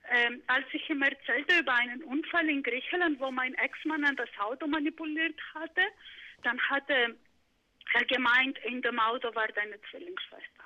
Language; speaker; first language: German; non-native, fluent; Greek